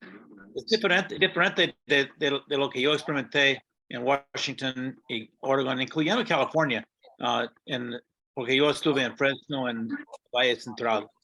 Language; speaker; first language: Spanish; non-native, fluent; English